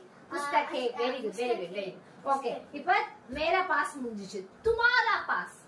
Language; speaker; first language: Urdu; non-native, local second language; Tamil